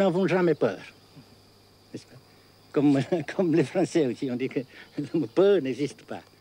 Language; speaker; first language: French; non-native, local second language; Vietnamese